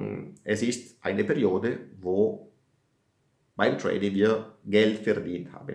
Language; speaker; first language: German; non-native, fluent; Italian